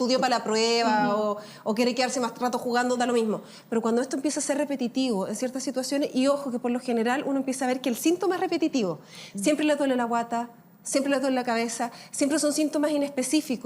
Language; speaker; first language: Spanish; native; Spanish